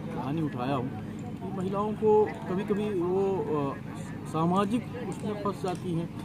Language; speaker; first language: Hindi; native; Hindi